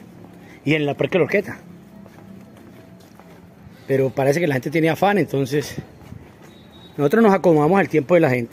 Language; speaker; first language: Spanish; native; Spanish